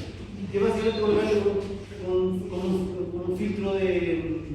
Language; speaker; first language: Spanish; native; Spanish